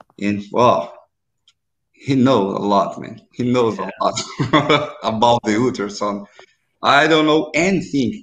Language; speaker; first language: English; non-native, learner; Portuguese